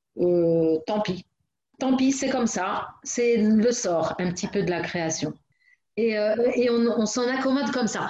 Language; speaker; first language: French; non-native, local second language; Arabic